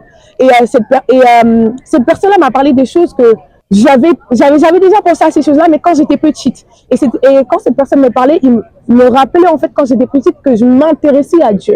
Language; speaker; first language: French; native; French